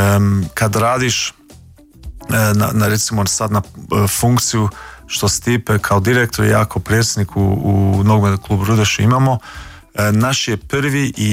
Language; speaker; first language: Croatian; early bilingual, heritage; Croatian